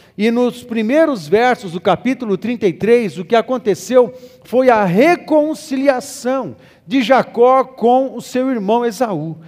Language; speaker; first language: Portuguese; native; Portuguese